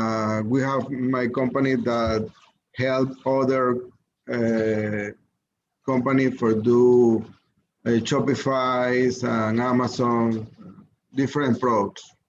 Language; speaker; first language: English; non-native, learner; Spanish